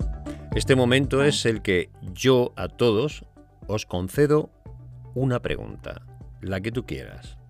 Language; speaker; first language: Spanish; native; Spanish